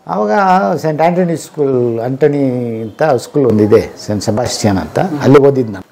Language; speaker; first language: Kannada; non-native, local second language; Tamil